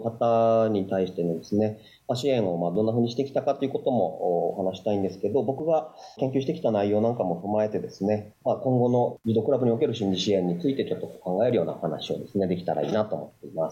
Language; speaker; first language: Japanese; native; Japanese